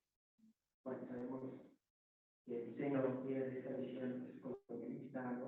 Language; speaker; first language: Spanish; native; Spanish